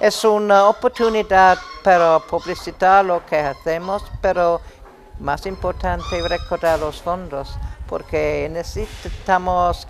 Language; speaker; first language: Spanish; non-native, fluent; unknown